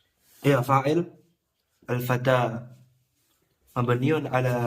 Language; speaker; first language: Arabic; non-native, learner; Indonesian